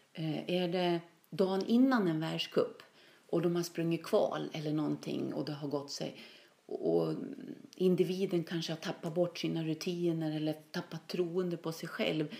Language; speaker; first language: Swedish; native; Swedish